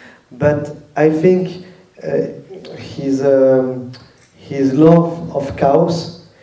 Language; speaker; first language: English; non-native, learner; French